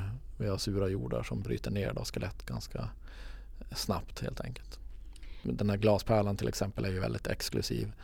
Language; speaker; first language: Swedish; native; Swedish